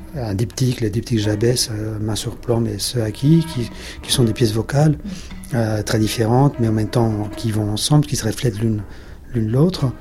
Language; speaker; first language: French; non-native, fluent; Spanish